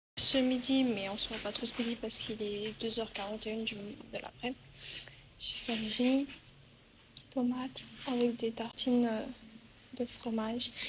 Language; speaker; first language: French; native; French